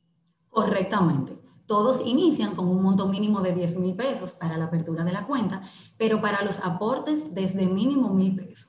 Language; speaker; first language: Spanish; native; Spanish